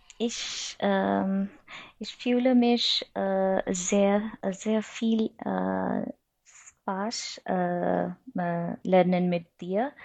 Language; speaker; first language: German; non-native, learner; Odia